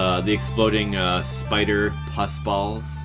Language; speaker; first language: English; native; English